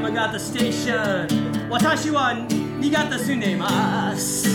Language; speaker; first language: Japanese; non-native, learner; English